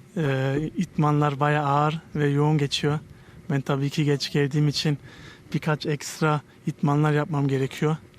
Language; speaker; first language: Turkish; early bilingual, heritage; Turkish